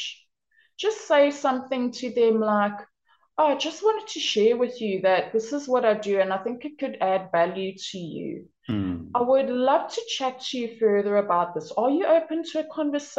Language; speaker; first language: English; native; English